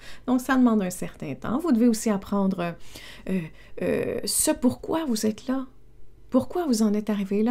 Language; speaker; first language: French; native; French